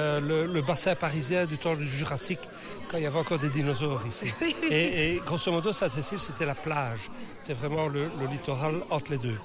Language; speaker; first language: French; native; French